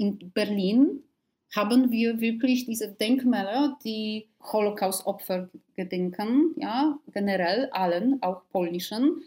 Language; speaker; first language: German; non-native, fluent; Polish